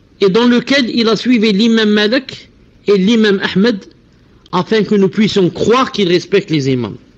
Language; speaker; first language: French; non-native, local second language; Arabic